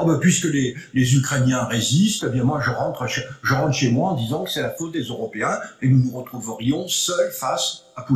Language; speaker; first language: French; native; French